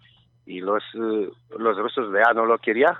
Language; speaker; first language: Spanish; non-native, learner; Romanian